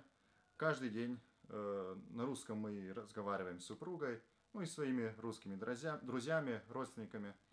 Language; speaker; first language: Russian; non-native, fluent; Slovenian